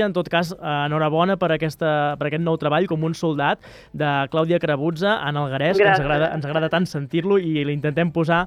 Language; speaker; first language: Catalan; native; Catalan